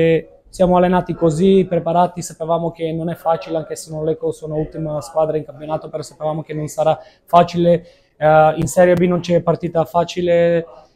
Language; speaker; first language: Italian; non-native, fluent; Macedonian